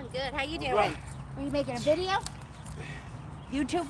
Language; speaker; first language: English; non-native, learner; Turkish